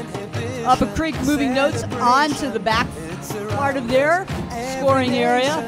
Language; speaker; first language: English; native; English